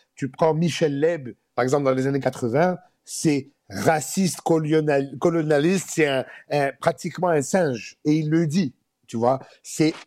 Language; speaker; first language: French; native; French